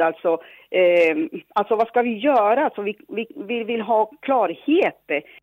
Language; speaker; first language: Swedish; non-native, local second language; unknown